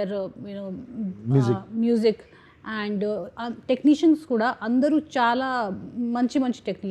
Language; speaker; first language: Telugu; non-native, learner; Hindi